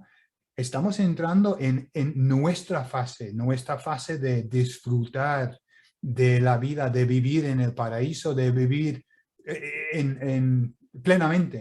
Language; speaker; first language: Spanish; non-native, fluent; English